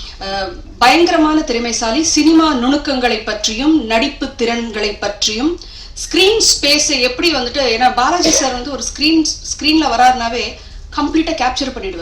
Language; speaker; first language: Tamil; native; Tamil